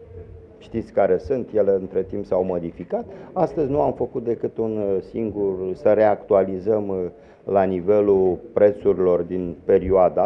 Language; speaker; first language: Romanian; native; Romanian